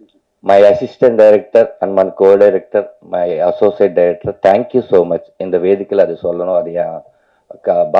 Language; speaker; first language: Tamil; non-native, learner; Telugu